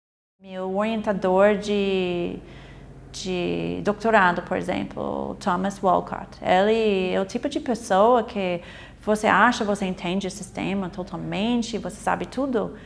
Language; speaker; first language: Portuguese; non-native, fluent; English